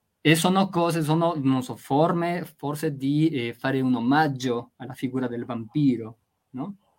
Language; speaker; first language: Italian; non-native, fluent; Spanish